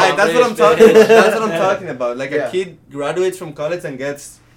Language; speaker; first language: English; early bilingual, other home language; Italian